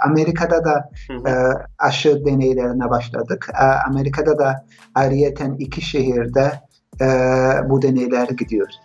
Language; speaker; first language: Turkish; early bilingual, heritage; Turkish